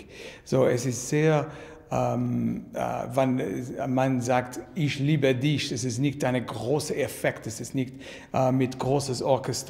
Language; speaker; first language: German; non-native, learner; French